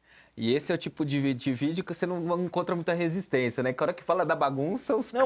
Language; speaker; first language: Portuguese; native; Portuguese